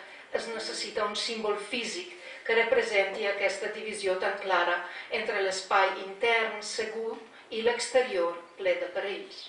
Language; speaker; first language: Catalan; non-native, fluent; Slovenian